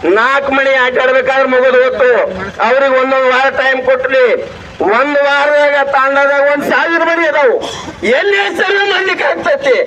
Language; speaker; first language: Kannada; native; Kannada